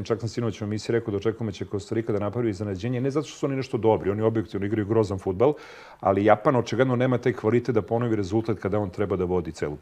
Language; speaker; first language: Serbian; native; Serbian